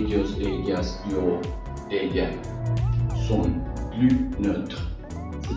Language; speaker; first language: French; non-native, fluent; Spanish